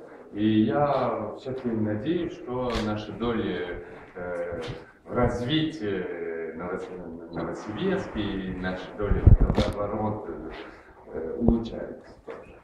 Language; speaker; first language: Russian; non-native, fluent; French